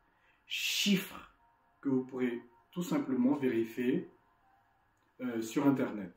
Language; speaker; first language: French; non-native, local second language; Malagasy